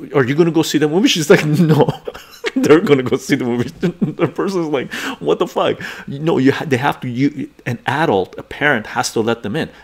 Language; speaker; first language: English; early bilingual, other home language; Persian